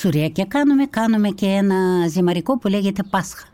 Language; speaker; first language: Greek; early bilingual, heritage; Kazakh